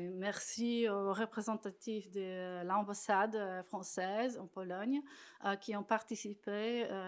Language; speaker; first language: French; non-native, fluent; Polish